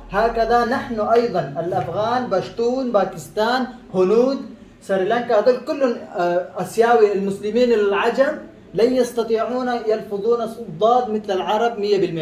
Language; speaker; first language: Arabic; non-native, learner; Pashto